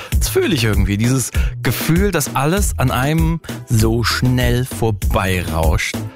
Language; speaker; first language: German; native; German